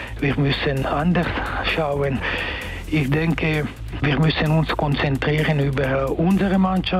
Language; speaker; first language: German; non-native, learner; Italian